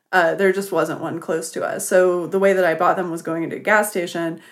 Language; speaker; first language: English; native; English